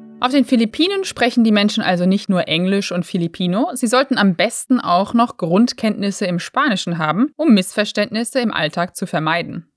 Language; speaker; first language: German; native; German